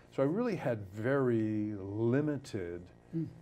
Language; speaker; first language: English; native; English